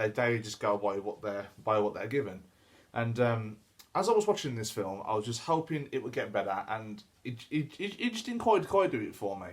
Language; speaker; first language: English; native; English